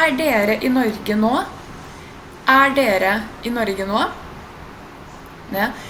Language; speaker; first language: Norwegian; non-native, fluent; Portuguese